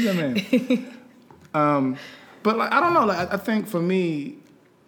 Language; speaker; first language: English; native; English